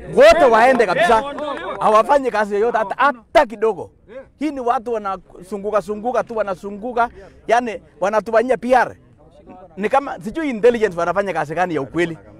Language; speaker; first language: Swahili; non-native, local second language; Kalenjin